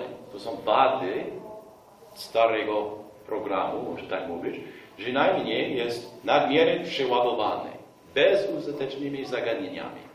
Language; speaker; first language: Polish; non-native, fluent; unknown